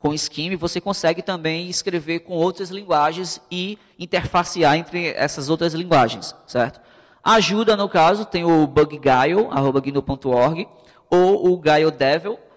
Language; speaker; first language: Portuguese; native; Portuguese